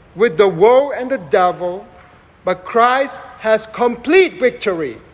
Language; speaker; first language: English; non-native, local second language; Chinese